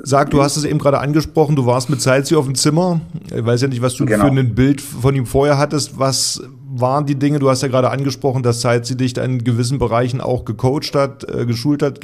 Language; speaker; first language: German; native; German